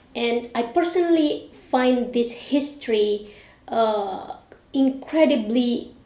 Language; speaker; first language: English; non-native, fluent; Indonesian